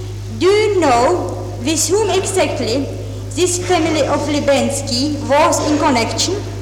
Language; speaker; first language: English; non-native, fluent; Czech